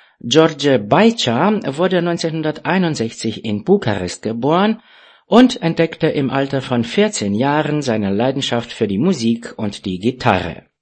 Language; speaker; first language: German; non-native, fluent; Romanian